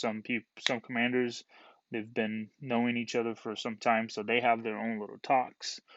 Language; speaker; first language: English; native; English